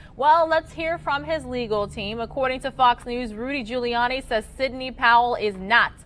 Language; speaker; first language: English; native; English